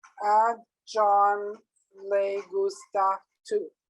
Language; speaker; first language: Spanish; non-native, learner; English